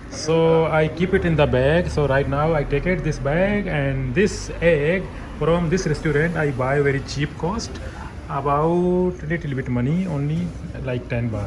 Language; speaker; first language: English; non-native, learner; Urdu